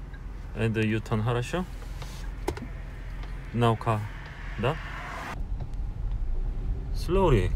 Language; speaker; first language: English; non-native, learner; Korean